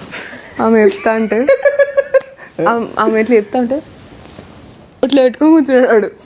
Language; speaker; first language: Telugu; native; Telugu